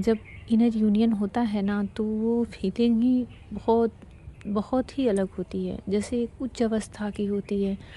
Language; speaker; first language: Hindi; native; Hindi